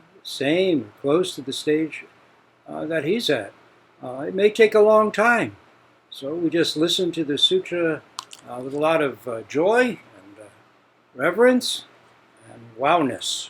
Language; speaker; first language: English; native; English